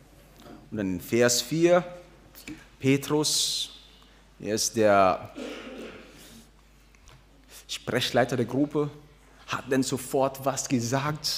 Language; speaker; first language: German; non-native, fluent; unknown